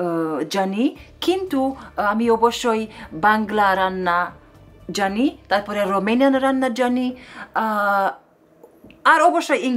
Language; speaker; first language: Bangla; non-native, learner; Romanian